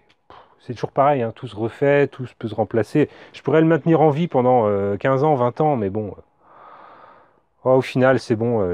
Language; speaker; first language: French; native; French